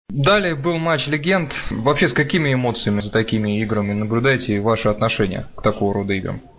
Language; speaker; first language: Russian; native; Russian